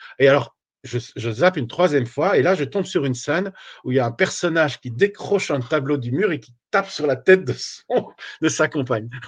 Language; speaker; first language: French; native; French